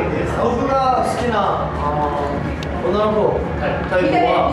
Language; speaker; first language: Japanese; non-native, learner; Korean